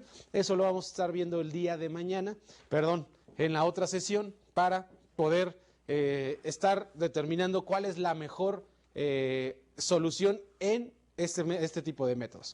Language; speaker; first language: Spanish; native; Spanish